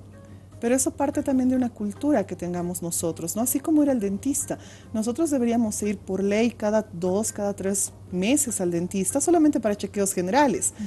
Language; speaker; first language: Spanish; native; Spanish